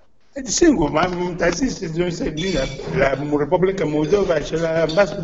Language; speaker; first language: Romanian; non-native, learner; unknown